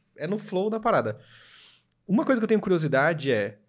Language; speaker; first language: Portuguese; native; Portuguese